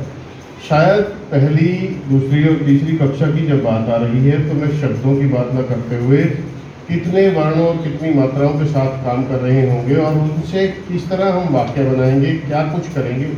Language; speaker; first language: Hindi; native; Hindi